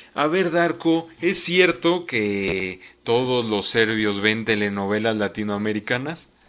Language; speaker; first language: Spanish; native; Spanish